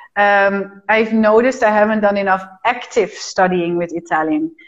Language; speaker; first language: Portuguese; non-native, fluent; Dutch